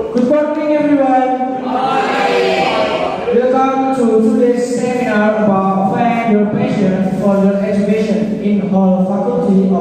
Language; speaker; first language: English; non-native, learner; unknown